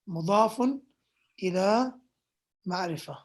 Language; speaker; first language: Arabic; non-native, fluent; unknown